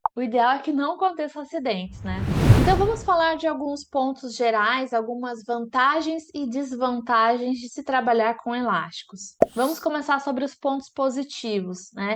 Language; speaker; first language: Portuguese; native; Portuguese